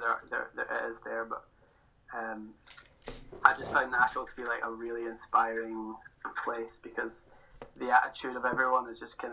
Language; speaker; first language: English; native; English